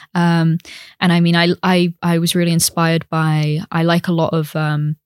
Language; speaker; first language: English; native; English